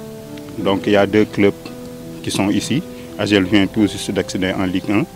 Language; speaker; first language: French; non-native, local second language; Wolof